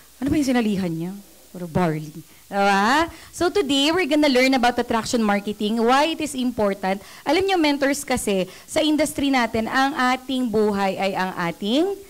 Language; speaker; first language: Filipino; native; Filipino